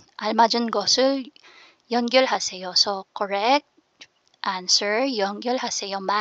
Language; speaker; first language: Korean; non-native, fluent; Filipino